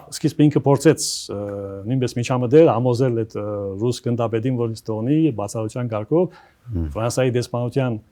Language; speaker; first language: Armenian; early bilingual, heritage; Armenian